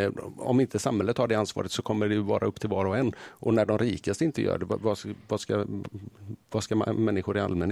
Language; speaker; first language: Swedish; native; Swedish